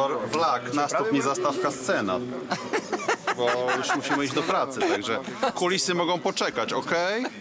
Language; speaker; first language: Polish; native; Polish